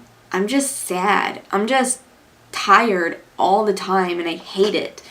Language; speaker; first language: English; native; English